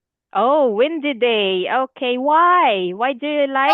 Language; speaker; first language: English; non-native, fluent; Filipino